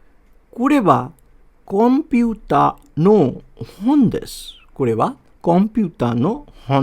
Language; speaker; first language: Japanese; non-native, fluent; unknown